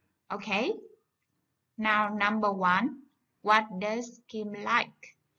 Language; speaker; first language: English; non-native, fluent; Vietnamese